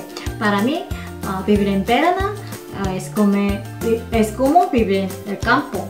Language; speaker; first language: Spanish; non-native, learner; Korean